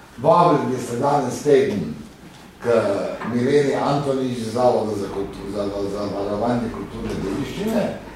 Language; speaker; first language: Slovenian; native; Slovenian